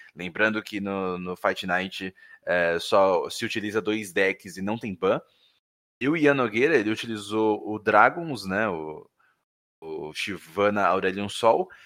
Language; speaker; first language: Portuguese; native; Portuguese